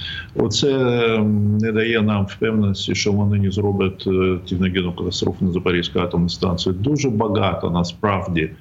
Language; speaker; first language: Ukrainian; native; Ukrainian